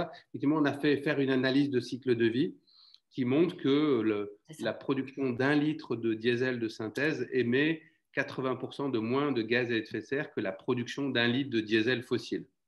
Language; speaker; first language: French; native; French